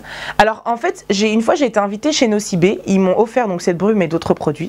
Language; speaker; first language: French; native; French